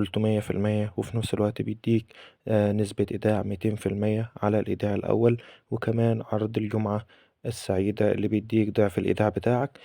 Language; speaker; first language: Arabic; native; Arabic